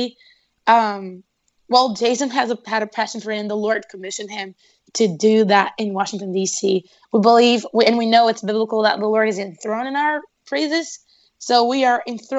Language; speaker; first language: English; non-native, fluent; Portuguese